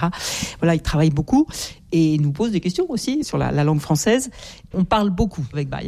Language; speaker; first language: French; native; French